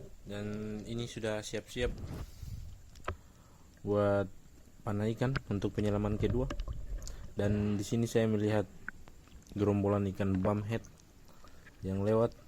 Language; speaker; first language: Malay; non-native, local second language; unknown